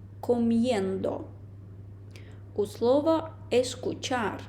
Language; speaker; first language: Spanish; non-native, fluent; Ukrainian